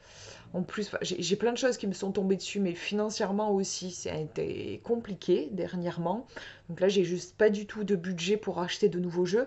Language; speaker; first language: French; native; French